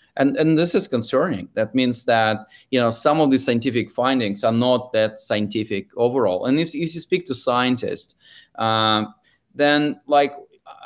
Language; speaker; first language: English; non-native, fluent; Russian